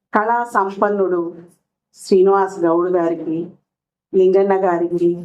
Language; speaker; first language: Telugu; non-native, local second language; Lambadi